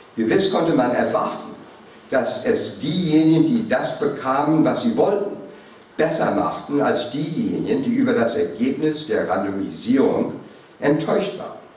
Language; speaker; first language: German; non-native, fluent; English